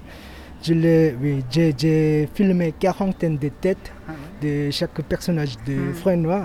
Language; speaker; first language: French; non-native, learner; Korean